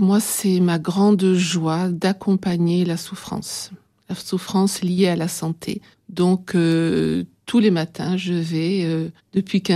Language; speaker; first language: French; native; French